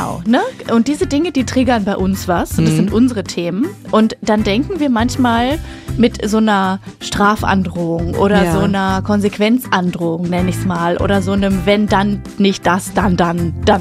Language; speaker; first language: German; native; German